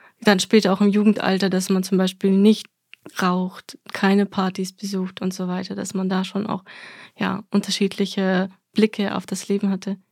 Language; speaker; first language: German; early bilingual, other home language; Russian